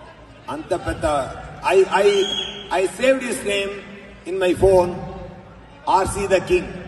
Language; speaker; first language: Telugu; non-native, learner; Tamil